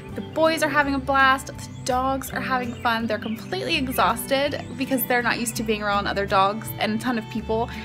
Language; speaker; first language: English; native; English